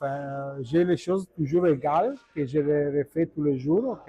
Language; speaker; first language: French; non-native, learner; Italian